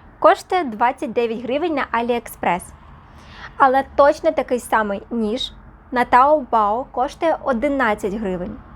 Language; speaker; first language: Ukrainian; non-native, local second language; Russian